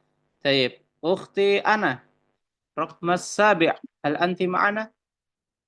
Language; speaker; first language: Arabic; non-native, fluent; Indonesian